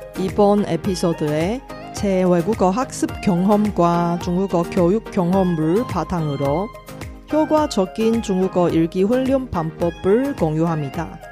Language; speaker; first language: Korean; non-native, fluent; Chinese